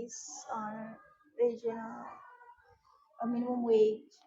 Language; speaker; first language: English; non-native, learner; Indonesian